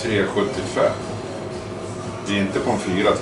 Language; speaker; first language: Swedish; native; Swedish